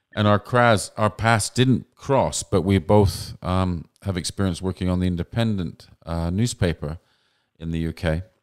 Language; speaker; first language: English; native; English